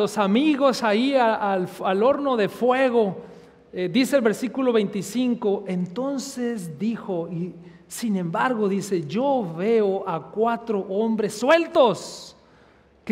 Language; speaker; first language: Spanish; native; Spanish